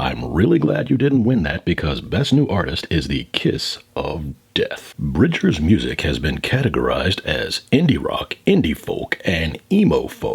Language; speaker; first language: English; native; English